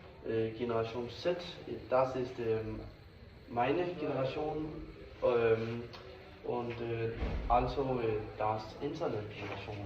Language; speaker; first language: German; non-native, learner; Danish